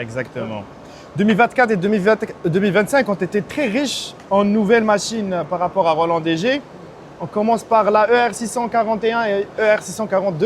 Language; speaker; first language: French; non-native, local second language; Arabic